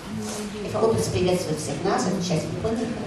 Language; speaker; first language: German; non-native, fluent; Russian